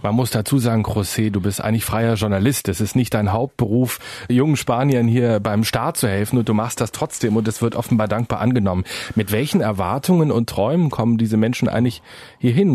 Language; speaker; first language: German; native; German